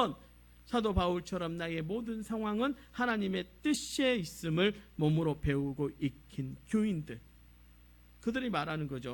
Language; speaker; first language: Korean; native; Korean